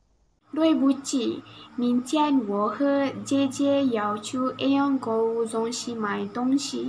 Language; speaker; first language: Chinese; non-native, learner; Malay